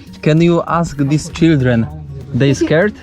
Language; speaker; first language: English; non-native, learner; Polish